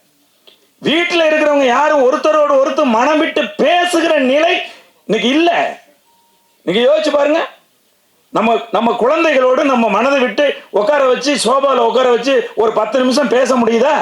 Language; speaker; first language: Tamil; native; Tamil